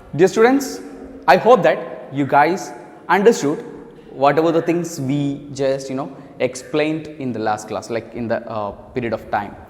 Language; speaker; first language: English; non-native, local second language; Malayalam